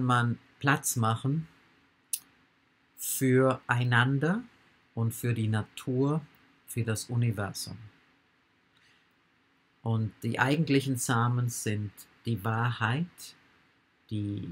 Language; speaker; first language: German; non-native, fluent; English